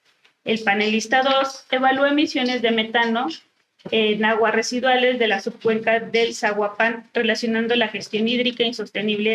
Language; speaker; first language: Spanish; native; Spanish